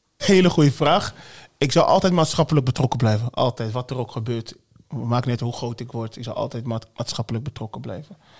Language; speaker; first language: Dutch; early bilingual, other home language; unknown